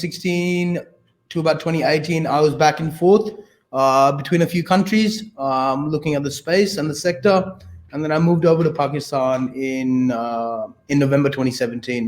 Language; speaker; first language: English; early bilingual, other home language; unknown